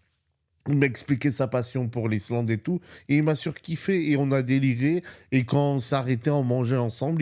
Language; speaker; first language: French; native; French